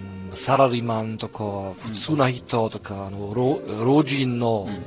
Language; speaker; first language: Japanese; non-native, fluent; German